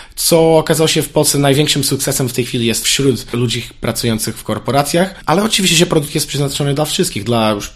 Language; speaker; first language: Polish; non-native, fluent; Portuguese